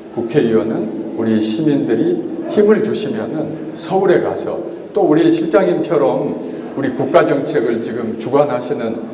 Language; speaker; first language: Korean; native; Korean